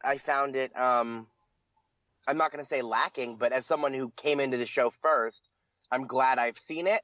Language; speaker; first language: English; native; English